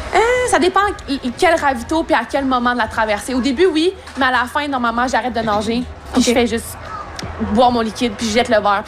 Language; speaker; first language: French; native; French